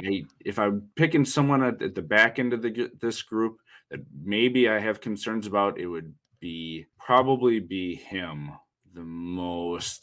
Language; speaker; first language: English; native; English